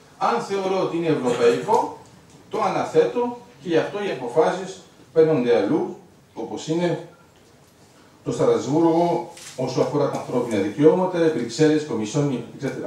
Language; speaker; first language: Greek; early bilingual, heritage; Greek